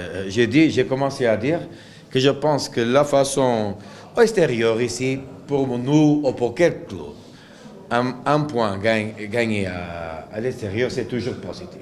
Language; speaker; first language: French; non-native, local second language; Arabic